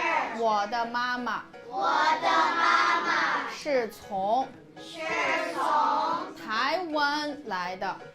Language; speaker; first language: Chinese; early bilingual, heritage; Chinese